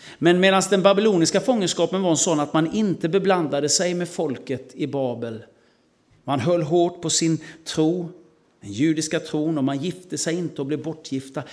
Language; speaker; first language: Swedish; native; Swedish